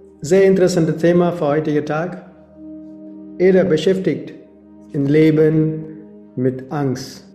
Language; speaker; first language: German; non-native, fluent; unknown